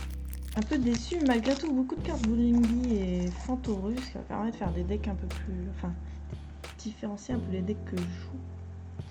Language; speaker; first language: French; native; French